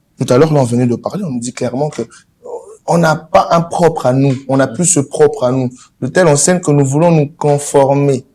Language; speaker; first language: French; non-native, local second language; Lingala